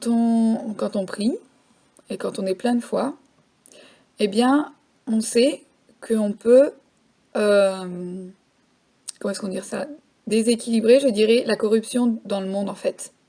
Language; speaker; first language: French; native; French